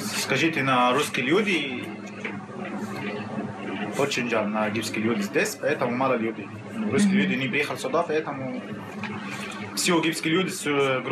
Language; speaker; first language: Russian; non-native, learner; Arabic